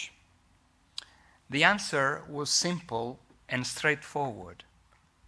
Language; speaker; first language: English; non-native, fluent; Italian